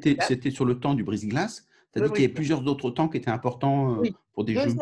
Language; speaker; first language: French; native; French